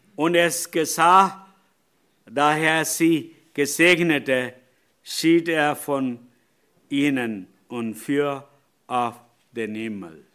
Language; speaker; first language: German; non-native, learner; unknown